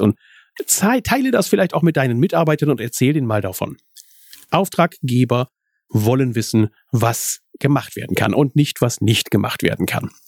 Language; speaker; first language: German; native; German